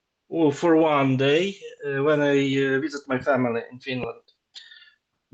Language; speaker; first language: English; non-native, learner; Ukrainian